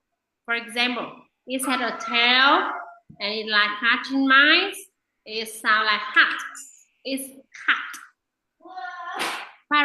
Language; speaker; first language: English; non-native, fluent; Vietnamese